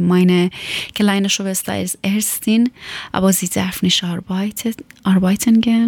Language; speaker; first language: German; non-native, learner; Persian